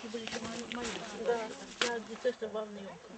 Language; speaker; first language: German; non-native, fluent; Russian